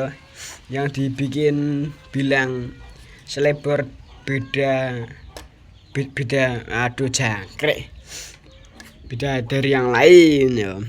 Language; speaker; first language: Indonesian; non-native, local second language; Javanese